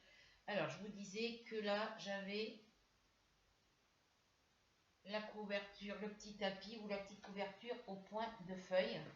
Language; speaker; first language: French; native; French